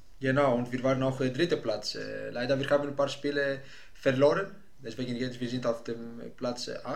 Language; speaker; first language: German; non-native, fluent; Greek